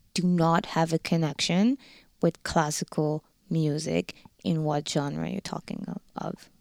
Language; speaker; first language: English; non-native, fluent; Dutch